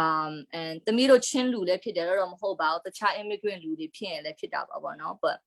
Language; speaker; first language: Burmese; non-native, local second language; Hakha Chin